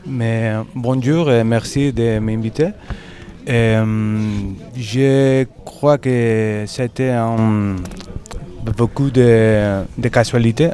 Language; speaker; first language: French; non-native, learner; Spanish